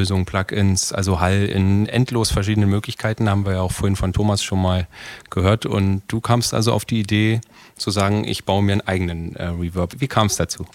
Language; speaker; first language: German; native; German